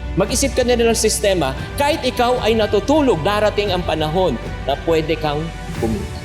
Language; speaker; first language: Filipino; native; Filipino